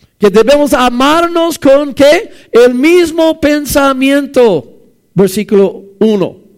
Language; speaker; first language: Spanish; non-native, fluent; English